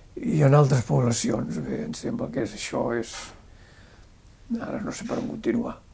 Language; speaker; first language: Catalan; native; Catalan